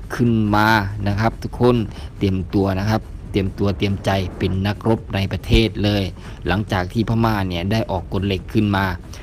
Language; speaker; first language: Thai; native; Thai